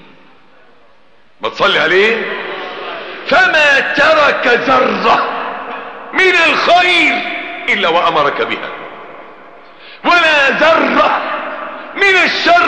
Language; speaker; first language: Arabic; native; Arabic